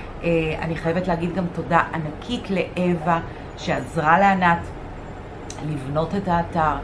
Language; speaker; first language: Hebrew; native; Hebrew